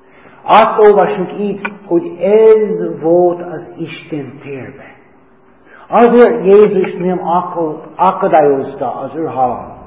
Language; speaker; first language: Hungarian; non-native, learner; English